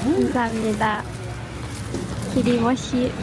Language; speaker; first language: Korean; non-native, learner; Japanese